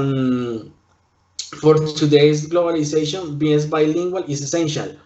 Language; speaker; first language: English; non-native, learner; Spanish